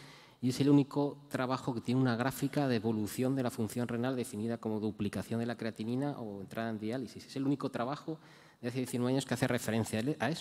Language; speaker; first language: Spanish; native; Spanish